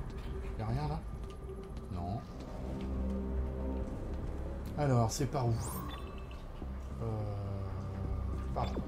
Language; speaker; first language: French; native; French